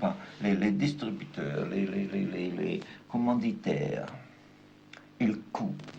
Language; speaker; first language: French; non-native, fluent; German